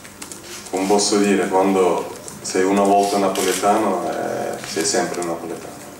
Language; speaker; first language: Italian; non-native, fluent; Turkish